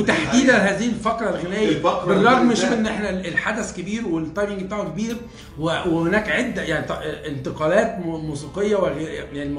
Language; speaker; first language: Arabic; native; Arabic